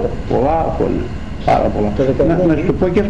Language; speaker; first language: Greek; native; Greek